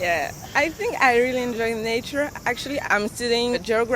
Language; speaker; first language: English; non-native, fluent; French